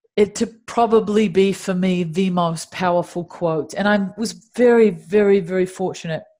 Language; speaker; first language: English; native; English